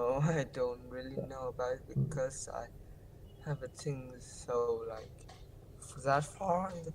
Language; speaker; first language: English; non-native, learner; Vietnamese